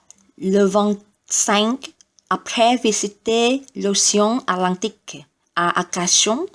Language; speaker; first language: French; non-native, learner; Vietnamese